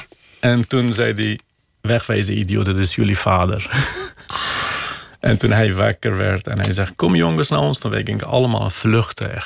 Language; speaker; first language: Dutch; non-native, fluent; Kurdish